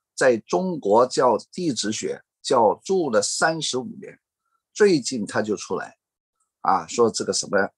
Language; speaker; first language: Chinese; non-native, fluent; Cantonese